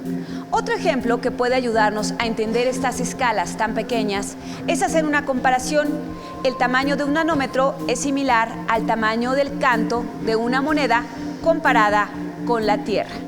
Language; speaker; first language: Spanish; native; Spanish